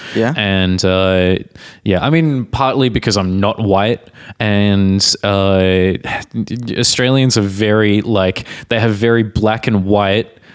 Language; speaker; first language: English; native; English